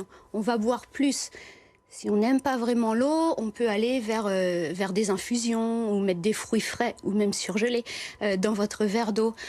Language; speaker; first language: French; native; French